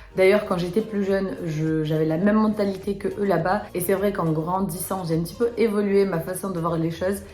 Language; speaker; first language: French; early bilingual, other home language; Romanian